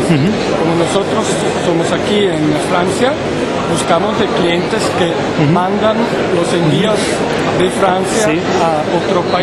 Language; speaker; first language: Spanish; non-native, learner; French